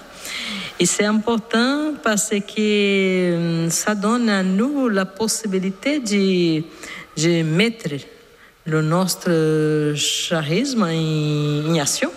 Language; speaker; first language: French; non-native, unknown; Portuguese